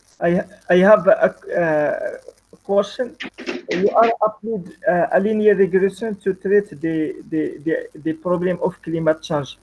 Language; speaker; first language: English; non-native, learner; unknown